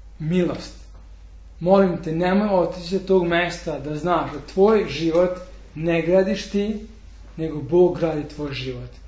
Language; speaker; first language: Serbian; non-native, fluent; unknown